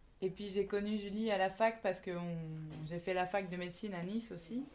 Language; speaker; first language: French; native; French